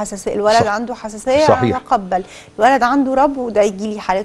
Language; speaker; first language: Arabic; native; Arabic